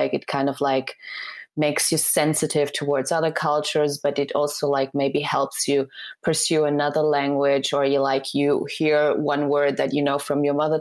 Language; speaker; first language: English; non-native, fluent; Serbian